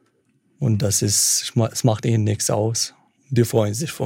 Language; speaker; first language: German; non-native, fluent; Arabic